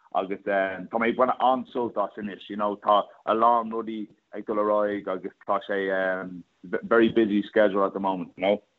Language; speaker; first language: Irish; non-native, local second language; English